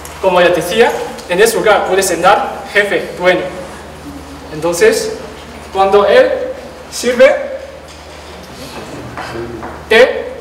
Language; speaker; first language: Spanish; non-native, learner; Chinese